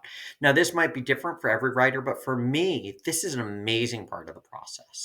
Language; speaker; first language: English; native; English